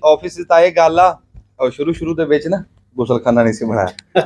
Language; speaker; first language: Punjabi; native; Punjabi